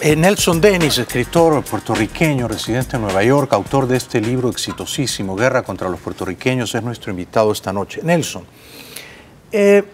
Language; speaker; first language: Spanish; native; Spanish